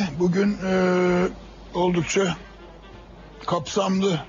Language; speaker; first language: Turkish; native; Turkish